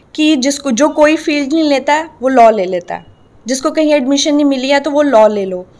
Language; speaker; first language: Hindi; native; Hindi